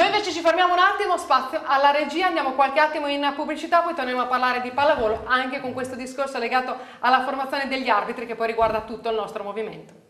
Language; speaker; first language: Italian; native; Italian